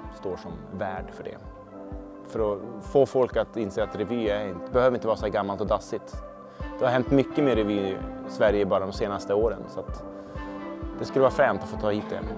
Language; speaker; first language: Swedish; native; Swedish